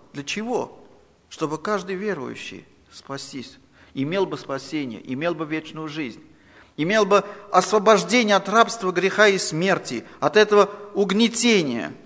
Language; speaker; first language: Russian; non-native, local second language; Armenian